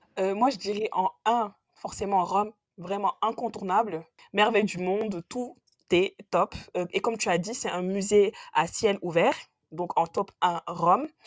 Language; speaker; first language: French; non-native, local second language; Wolof